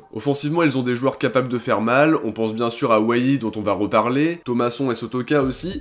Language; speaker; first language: French; native; French